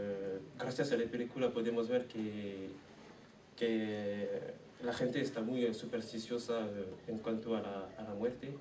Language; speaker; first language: Spanish; non-native, learner; French